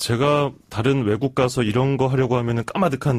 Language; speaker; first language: Korean; native; Korean